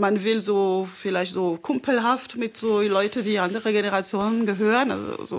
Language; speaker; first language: German; non-native, fluent; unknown